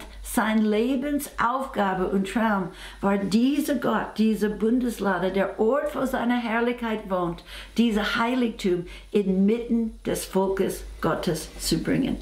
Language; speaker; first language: German; non-native, fluent; English